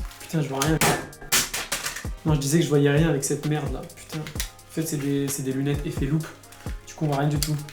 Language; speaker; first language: French; native; French